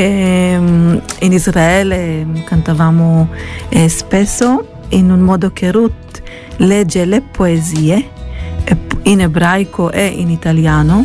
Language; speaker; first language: Italian; non-native, fluent; Hebrew